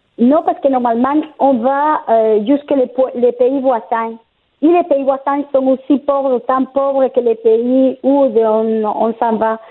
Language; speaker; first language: French; non-native, fluent; Spanish